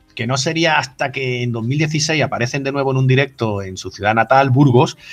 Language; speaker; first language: Spanish; native; Spanish